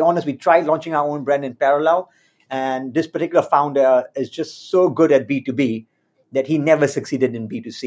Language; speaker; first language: English; native; English